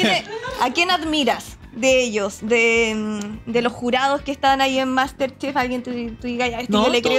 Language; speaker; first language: Spanish; native; Spanish